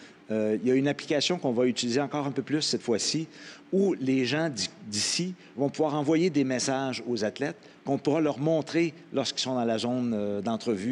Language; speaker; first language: French; native; French